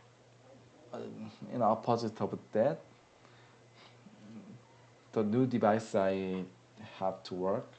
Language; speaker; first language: English; non-native, learner; Korean